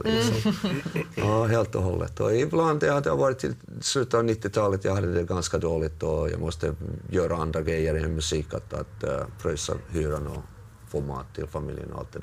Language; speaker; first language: Swedish; non-native, local second language; Finnish